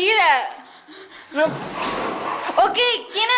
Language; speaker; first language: Spanish; native; Spanish